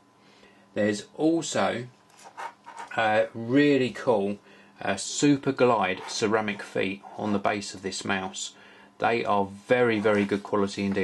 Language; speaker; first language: English; native; English